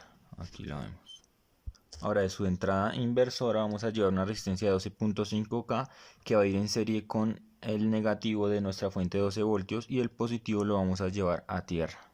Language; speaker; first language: Spanish; native; Spanish